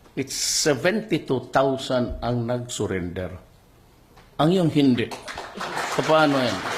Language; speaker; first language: Filipino; non-native, local second language; Cebuano